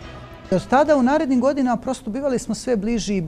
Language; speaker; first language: Bosnian; native; Bosnian